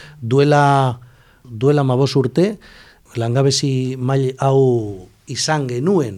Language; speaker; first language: Basque; non-native, local second language; Spanish